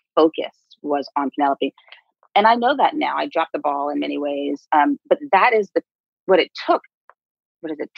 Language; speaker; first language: English; native; English